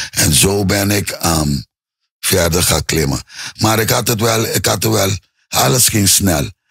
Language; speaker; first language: Dutch; non-native, local second language; Papiamento